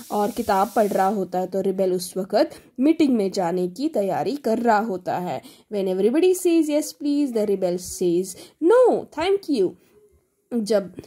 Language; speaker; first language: Hindi; native; Hindi